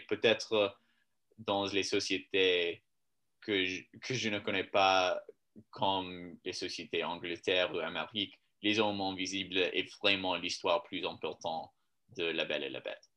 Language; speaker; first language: French; non-native, learner; English